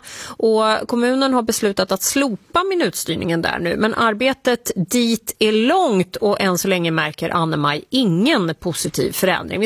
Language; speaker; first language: Swedish; native; Swedish